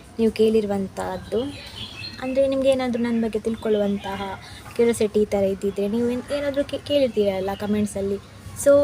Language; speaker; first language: Kannada; non-native, local second language; Tulu